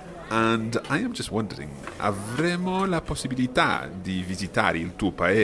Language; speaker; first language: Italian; non-native, fluent; English